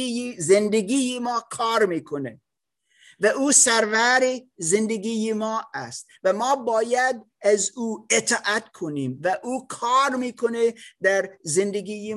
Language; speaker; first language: Persian; non-native, learner; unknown